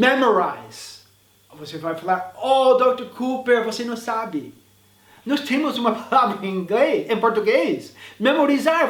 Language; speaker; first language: Portuguese; non-native, fluent; English